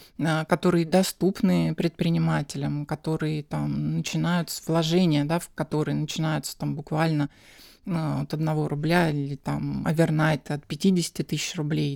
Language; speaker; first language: Russian; native; Russian